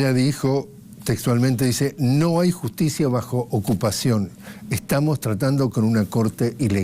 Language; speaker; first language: Spanish; native; Spanish